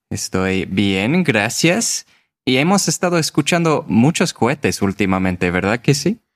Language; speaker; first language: Spanish; non-native, fluent; English